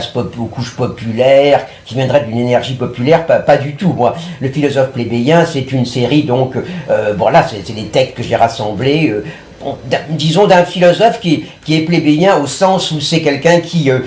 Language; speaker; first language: French; native; French